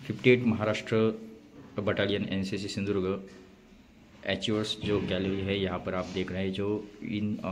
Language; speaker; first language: Hindi; non-native, local second language; Marathi